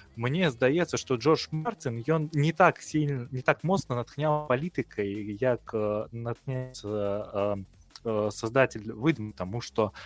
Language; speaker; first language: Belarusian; non-native, local second language; Russian